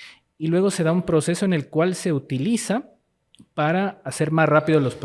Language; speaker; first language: Spanish; native; Spanish